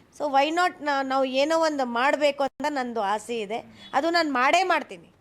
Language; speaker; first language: Kannada; non-native, local second language; Hindi